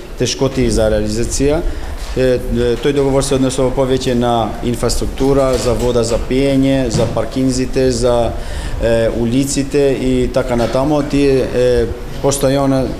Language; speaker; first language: Macedonian; non-native, local second language; Albanian